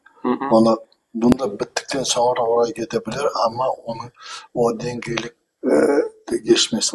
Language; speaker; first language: Turkish; non-native, learner; Kazakh